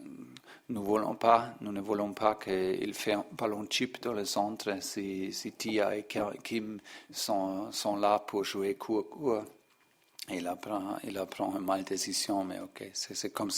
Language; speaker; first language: French; non-native, learner; German